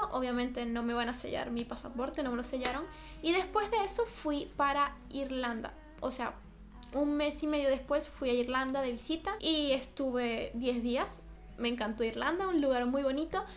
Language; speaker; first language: Spanish; native; Spanish